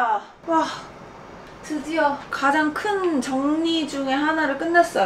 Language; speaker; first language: Korean; native; Korean